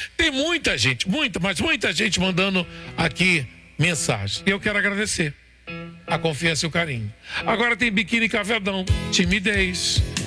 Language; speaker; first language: Portuguese; native; Portuguese